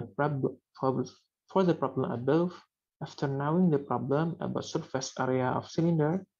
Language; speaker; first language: English; non-native, learner; Indonesian